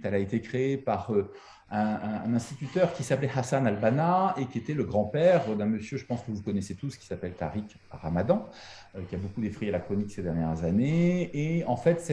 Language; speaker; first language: French; native; French